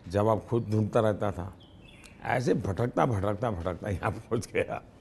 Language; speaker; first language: Hindi; non-native, local second language; Gujarati